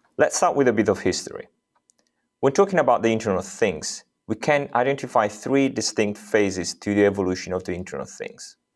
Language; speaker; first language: English; non-native, fluent; Italian